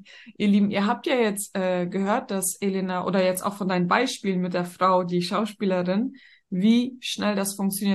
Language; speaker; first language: German; native; German